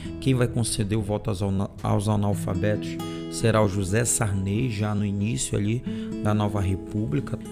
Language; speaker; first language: Portuguese; native; Portuguese